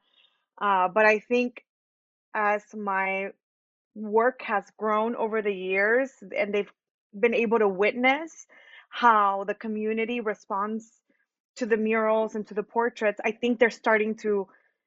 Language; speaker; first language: English; early bilingual, other home language; Spanish